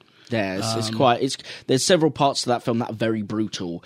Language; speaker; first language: English; native; English